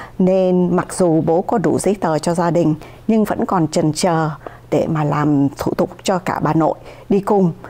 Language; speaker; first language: Vietnamese; native; Vietnamese